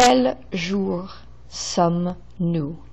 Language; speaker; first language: French; non-native, fluent; English